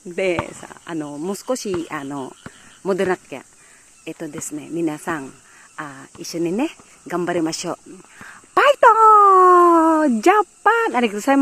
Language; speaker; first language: Japanese; non-native, learner; Filipino